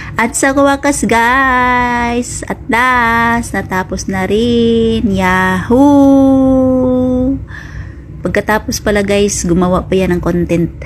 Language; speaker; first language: Filipino; non-native, local second language; Cebuano